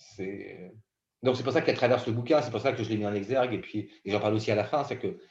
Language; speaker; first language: French; native; French